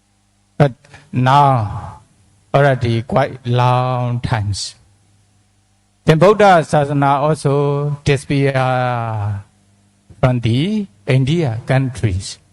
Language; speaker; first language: English; non-native, fluent; Burmese